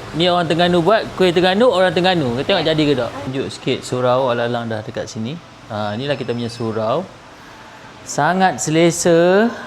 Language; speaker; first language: Malay; native; Malay